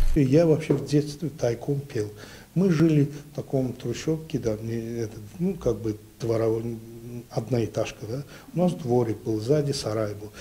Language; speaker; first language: Russian; non-native, local second language; Azerbaijani